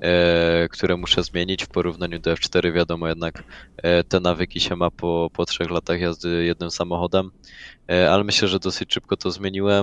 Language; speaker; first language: Polish; native; Polish